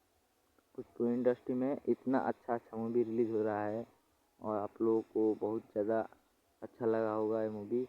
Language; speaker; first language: Hindi; non-native, local second language; Bhojpuri